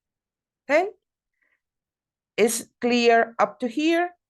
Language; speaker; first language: English; non-native, fluent; Spanish